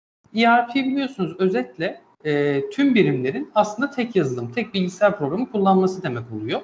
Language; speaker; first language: Turkish; native; Turkish